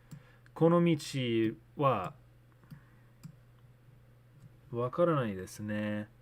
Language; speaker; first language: Japanese; non-native, learner; English